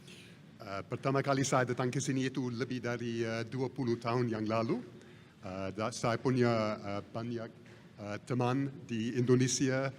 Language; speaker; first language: Indonesian; non-native, fluent; English